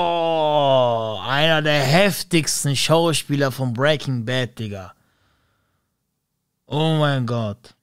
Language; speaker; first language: German; native; German